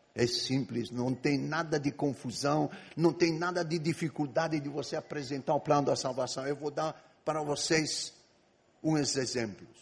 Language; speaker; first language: Portuguese; non-native, fluent; Greek